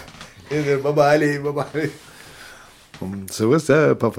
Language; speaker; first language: French; non-native, learner; Turkish